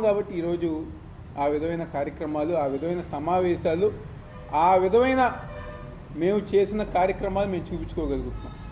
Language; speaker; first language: Telugu; native; Telugu